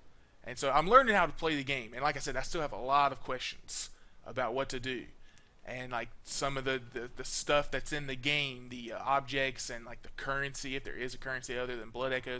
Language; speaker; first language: English; native; English